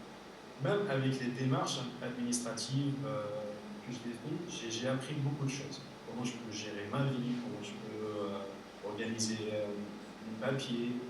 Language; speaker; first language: French; non-native, fluent; Arabic